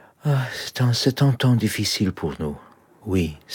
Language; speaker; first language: French; non-native, learner; Polish